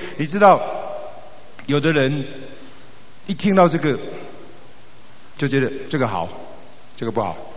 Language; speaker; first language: Chinese; native; Chinese